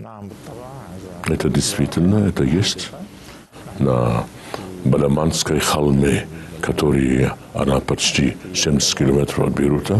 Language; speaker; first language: Russian; non-native, fluent; Arabic